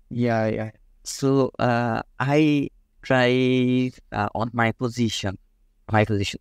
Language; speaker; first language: English; non-native, local second language; Bangla